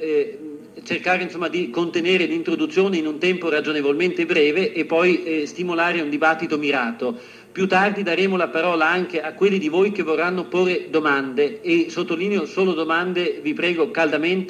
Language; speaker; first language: Italian; native; Italian